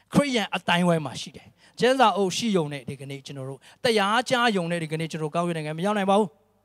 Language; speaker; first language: Burmese; non-native, local second language; Tedim Chin